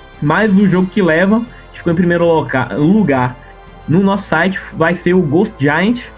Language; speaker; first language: Portuguese; native; Portuguese